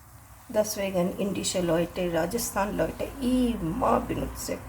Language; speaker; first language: German; non-native, learner; Hindi